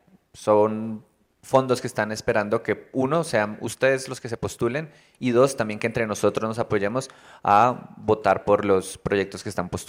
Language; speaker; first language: Spanish; native; Spanish